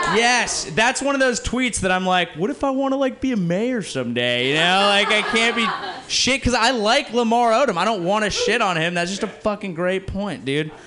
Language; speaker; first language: English; native; English